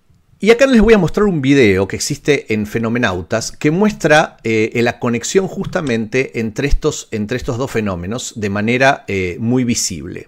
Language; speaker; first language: Spanish; native; Spanish